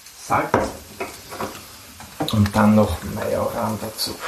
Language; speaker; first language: German; native; German